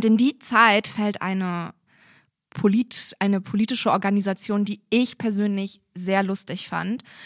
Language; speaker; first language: German; early bilingual, other home language; Turkish